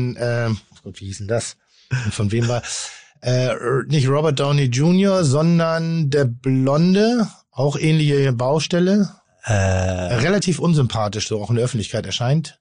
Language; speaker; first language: German; native; German